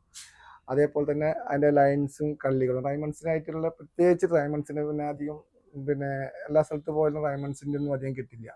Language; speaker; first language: Malayalam; native; Malayalam